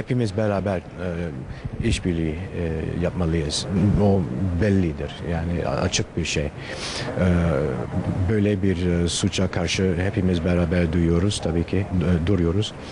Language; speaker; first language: Turkish; non-native, fluent; English